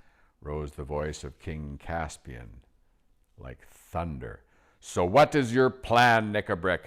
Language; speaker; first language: English; native; English